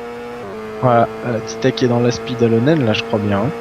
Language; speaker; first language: French; native; French